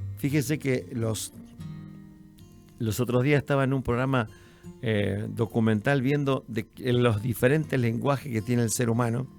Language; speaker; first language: Spanish; native; Spanish